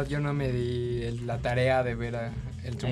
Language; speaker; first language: Spanish; native; Spanish